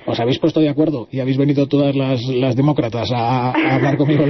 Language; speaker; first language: Spanish; native; Spanish